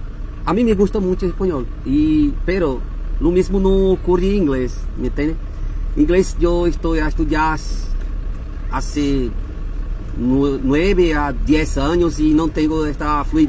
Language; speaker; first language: Spanish; non-native, fluent; Portuguese